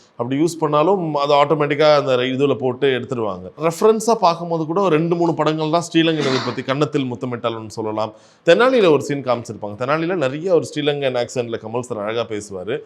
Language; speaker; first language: Tamil; native; Tamil